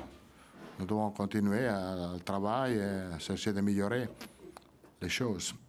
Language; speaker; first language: French; non-native, fluent; Italian